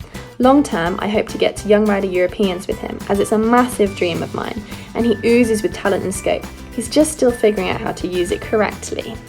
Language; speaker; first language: English; native; English